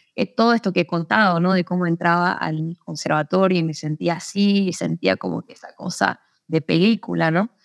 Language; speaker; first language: Spanish; native; Spanish